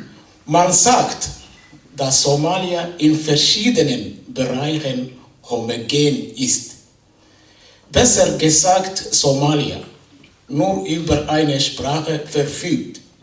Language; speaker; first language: German; non-native, fluent; Somali